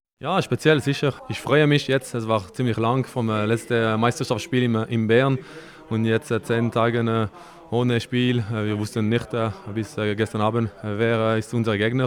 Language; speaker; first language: German; non-native, local second language; French